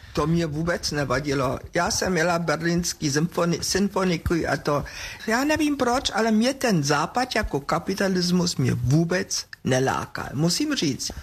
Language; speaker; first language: Czech; non-native, fluent; German